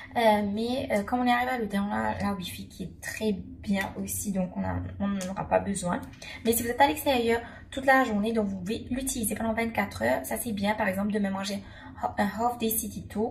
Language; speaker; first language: French; non-native, local second language; Morisyen